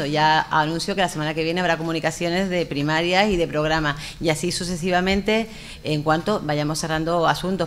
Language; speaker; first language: Spanish; native; Spanish